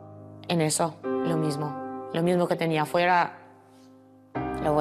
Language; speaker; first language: Spanish; non-native, fluent; Albanian